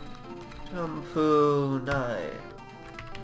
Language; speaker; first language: Japanese; non-native, learner; English